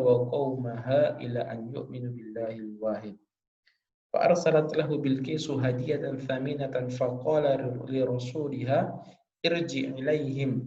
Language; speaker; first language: Arabic; non-native, fluent; Indonesian